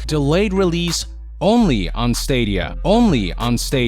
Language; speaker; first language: English; native; English